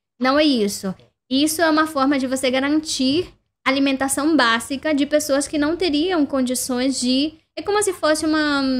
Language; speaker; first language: Portuguese; non-native, fluent; Spanish